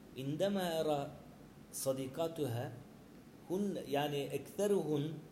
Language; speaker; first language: Arabic; non-native, learner; Turkish